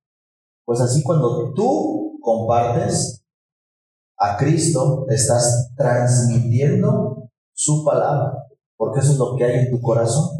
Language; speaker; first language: Spanish; native; Spanish